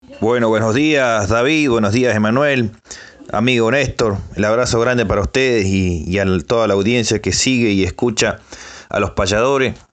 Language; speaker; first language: Spanish; native; Spanish